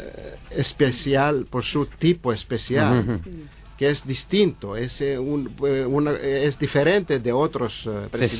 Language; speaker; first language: Spanish; non-native, learner; Greek